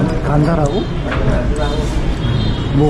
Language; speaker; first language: Korean; native; Korean